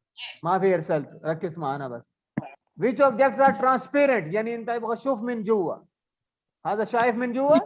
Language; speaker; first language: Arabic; non-native, learner; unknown